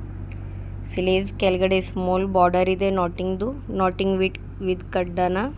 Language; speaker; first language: Kannada; non-native, local second language; Urdu